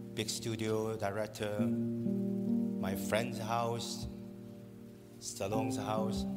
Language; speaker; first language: English; non-native, local second language; Cantonese